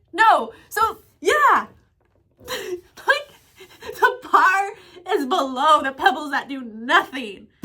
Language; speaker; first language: English; native; English